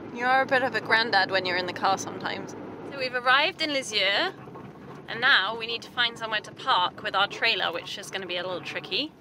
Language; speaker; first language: English; native; English